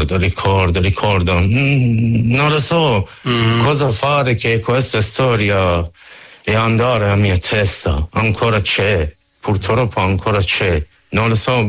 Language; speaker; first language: Italian; non-native, learner; Persian